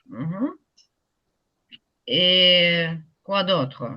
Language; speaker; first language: French; non-native, fluent; Ukrainian